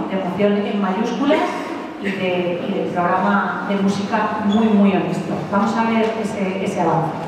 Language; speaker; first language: Spanish; native; Spanish